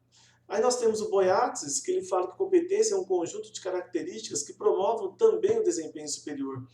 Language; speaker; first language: Portuguese; native; Portuguese